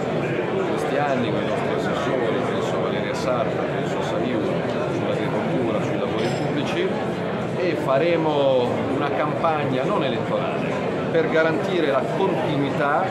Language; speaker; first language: Italian; native; Italian